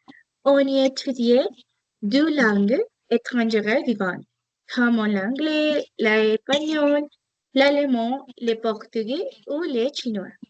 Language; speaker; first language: French; non-native, learner; Spanish